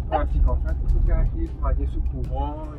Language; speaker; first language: French; non-native, local second language; Morisyen